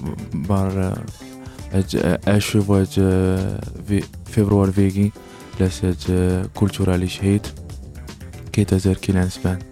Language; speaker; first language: Hungarian; non-native, learner; Arabic